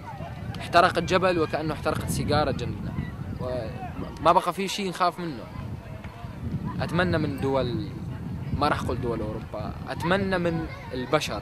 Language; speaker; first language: Arabic; native; Arabic